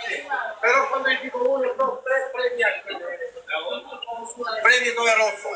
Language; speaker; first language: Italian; non-native, learner; Albanian